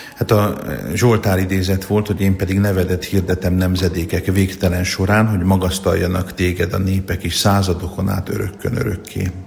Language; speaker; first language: Hungarian; native; Hungarian